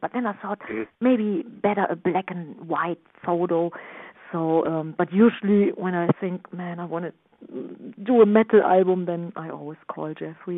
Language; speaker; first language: English; non-native, fluent; German